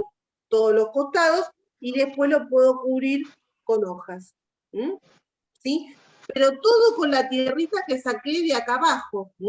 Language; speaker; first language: Spanish; native; Spanish